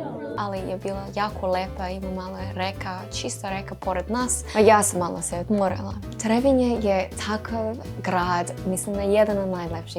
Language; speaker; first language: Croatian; non-native, learner; English